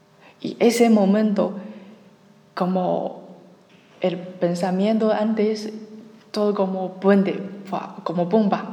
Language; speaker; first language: Spanish; non-native, learner; Chinese